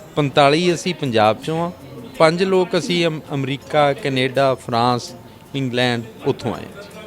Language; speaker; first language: Punjabi; native; Punjabi